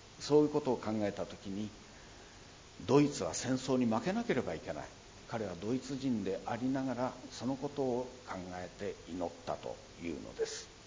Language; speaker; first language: Japanese; native; Japanese